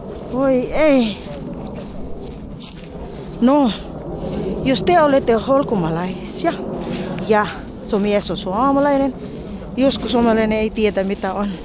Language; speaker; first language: Finnish; non-native, learner; Filipino